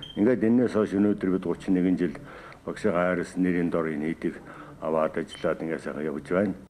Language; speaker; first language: Mongolian; native; Mongolian